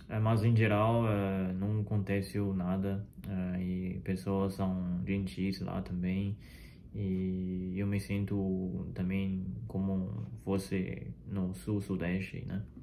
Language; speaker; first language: Portuguese; non-native, fluent; Chinese